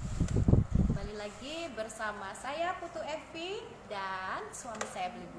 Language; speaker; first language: Indonesian; non-native, local second language; Balinese